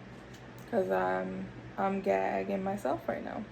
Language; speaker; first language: English; native; English